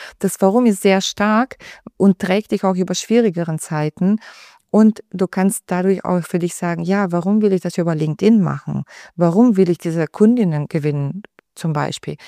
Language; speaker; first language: German; non-native, fluent; Bulgarian